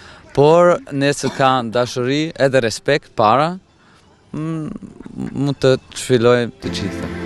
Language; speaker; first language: Albanian; non-native, fluent; German